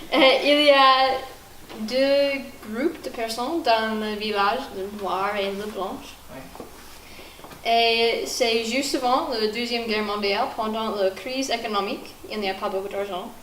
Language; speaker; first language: French; non-native, learner; English